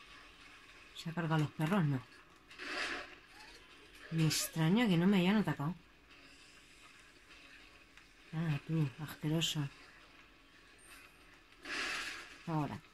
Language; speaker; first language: Spanish; native; Spanish